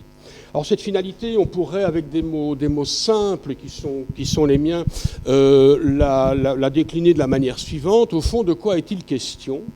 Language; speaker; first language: French; native; French